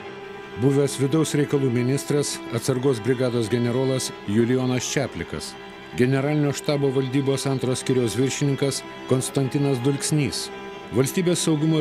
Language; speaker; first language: Lithuanian; native; Lithuanian